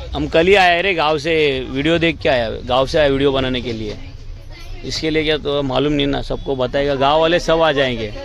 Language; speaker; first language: Hindi; non-native, local second language; Marathi